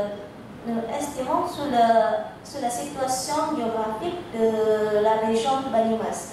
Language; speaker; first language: French; non-native, fluent; Indonesian